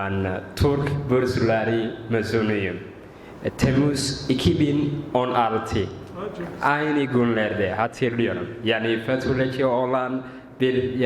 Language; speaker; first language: Turkish; non-native, learner; Somali